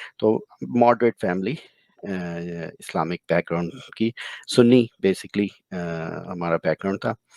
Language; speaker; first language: Urdu; native; Urdu